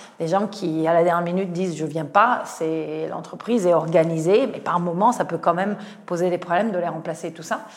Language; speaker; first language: French; non-native, fluent; Italian